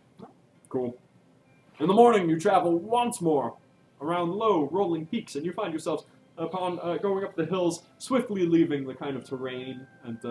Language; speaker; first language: English; native; English